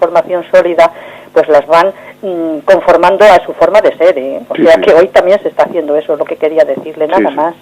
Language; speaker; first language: Spanish; native; Spanish